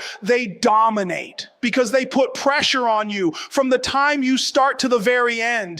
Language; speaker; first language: English; native; English